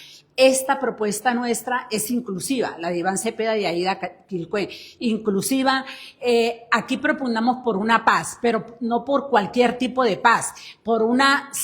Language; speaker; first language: Spanish; native; Spanish